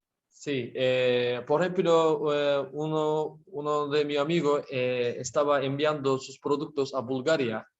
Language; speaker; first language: Spanish; non-native, learner; Turkish